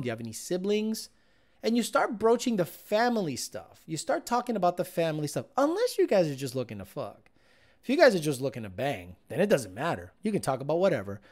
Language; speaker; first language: English; native; English